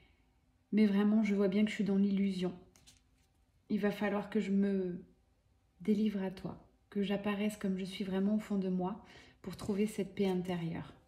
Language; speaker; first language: French; native; French